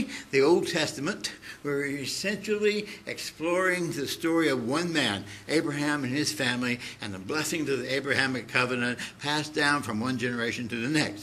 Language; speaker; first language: English; native; English